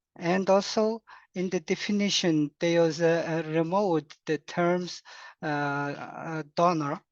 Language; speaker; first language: English; non-native, learner; Mongolian